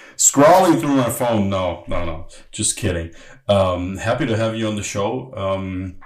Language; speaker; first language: English; non-native, fluent; German